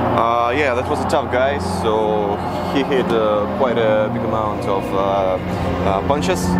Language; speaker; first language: English; non-native, learner; Russian